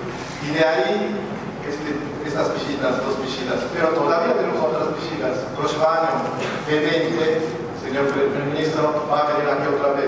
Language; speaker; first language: Spanish; non-native, fluent; Japanese